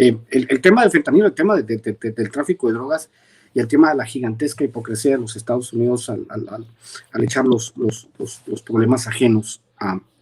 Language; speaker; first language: Spanish; native; Spanish